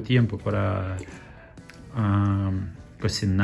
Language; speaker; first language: Spanish; non-native, learner; Russian